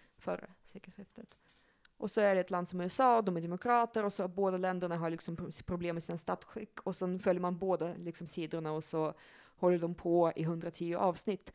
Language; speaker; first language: Swedish; early bilingual, other home language; Russian